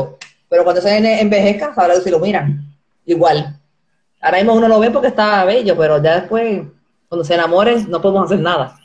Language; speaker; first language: Spanish; native; Spanish